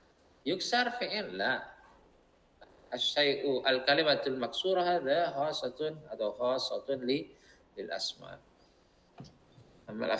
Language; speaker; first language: Arabic; non-native, fluent; Indonesian